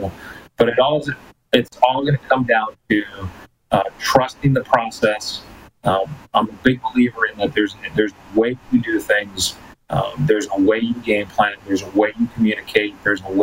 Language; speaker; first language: English; early bilingual, other home language; Spanish